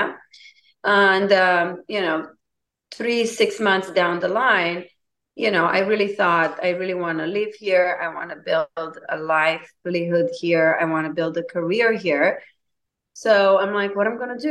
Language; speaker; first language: English; non-native, fluent; Romanian